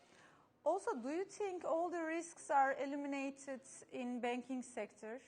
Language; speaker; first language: English; non-native, fluent; Turkish